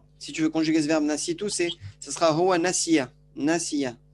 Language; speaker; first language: French; native; French